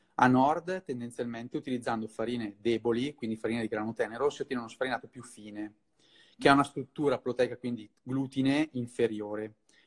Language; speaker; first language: Italian; native; Italian